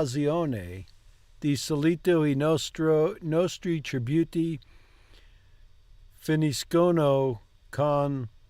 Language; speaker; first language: Italian; non-native, learner; English